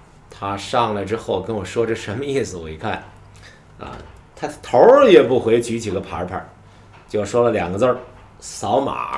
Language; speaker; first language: Chinese; native; Chinese